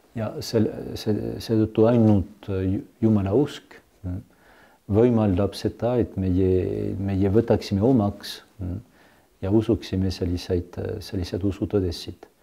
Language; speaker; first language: Estonian; non-native, fluent; French